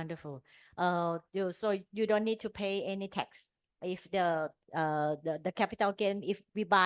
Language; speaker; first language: English; non-native, learner; Thai